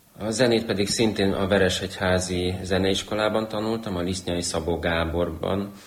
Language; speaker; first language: Hungarian; early bilingual, other home language; Ukrainian